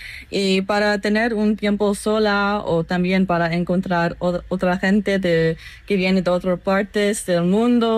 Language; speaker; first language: Spanish; non-native, learner; English